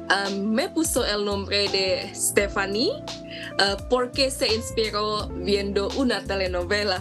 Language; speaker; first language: Spanish; non-native, learner; Indonesian